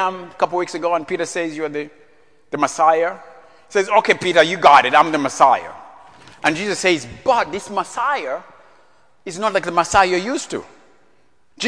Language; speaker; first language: English; non-native, local second language; Ganda